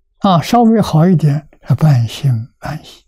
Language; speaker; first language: Chinese; native; Chinese